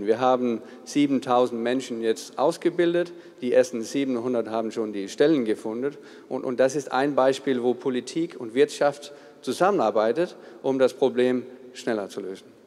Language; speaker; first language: German; non-native, fluent; Danish